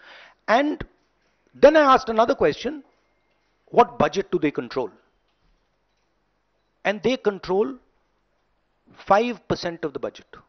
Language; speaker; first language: English; non-native, local second language; Hindi